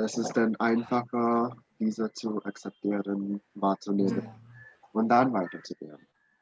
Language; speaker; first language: German; non-native, learner; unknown